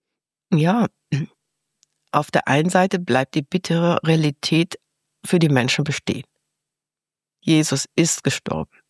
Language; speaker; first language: German; native; German